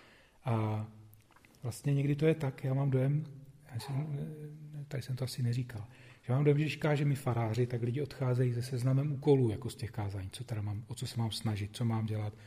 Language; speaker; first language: Czech; native; Czech